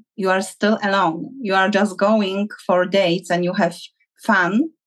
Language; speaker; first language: English; non-native, fluent; Polish